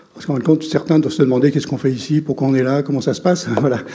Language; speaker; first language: French; native; French